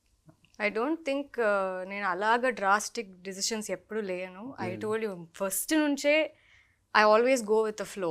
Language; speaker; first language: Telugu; non-native, local second language; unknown